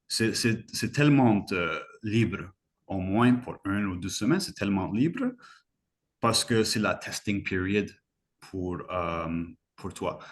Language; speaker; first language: French; non-native, fluent; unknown